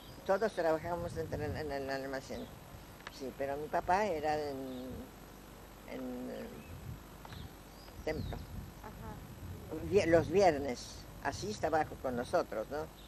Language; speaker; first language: Spanish; non-native, fluent; Yiddish